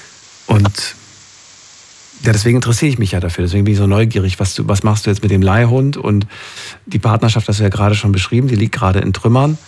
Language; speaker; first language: German; native; German